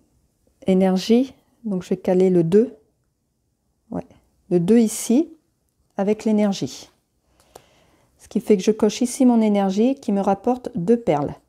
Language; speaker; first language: French; native; French